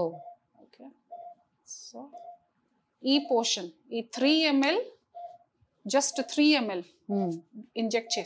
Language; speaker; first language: Telugu; non-native, learner; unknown